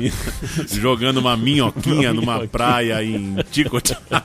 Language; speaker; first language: Portuguese; native; Portuguese